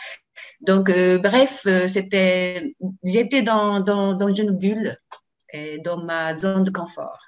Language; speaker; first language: French; non-native, learner; Japanese